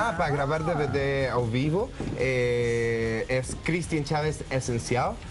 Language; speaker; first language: Portuguese; non-native, learner; Spanish